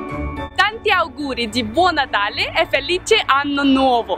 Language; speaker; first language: Italian; non-native, learner; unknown